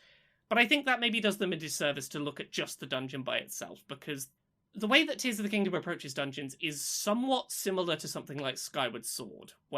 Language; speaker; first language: English; native; English